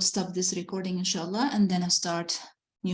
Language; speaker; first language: English; non-native, fluent; Arabic